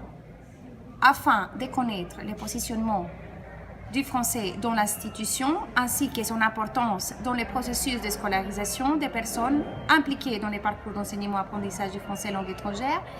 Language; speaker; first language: French; non-native, fluent; Spanish